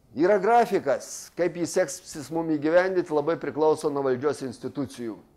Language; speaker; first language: Lithuanian; native; Lithuanian